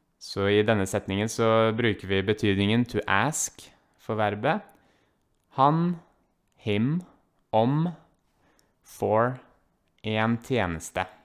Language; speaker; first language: Norwegian; native; Norwegian